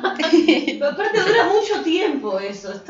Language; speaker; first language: Spanish; native; Spanish